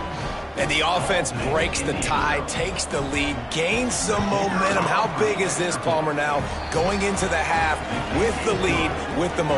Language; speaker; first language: English; native; English